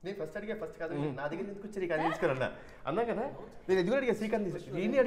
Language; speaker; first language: Telugu; native; Telugu